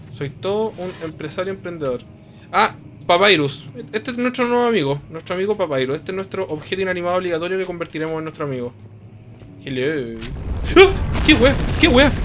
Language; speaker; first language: Spanish; native; Spanish